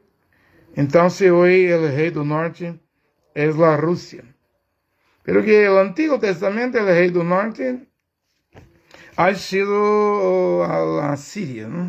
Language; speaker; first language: Spanish; non-native, learner; Portuguese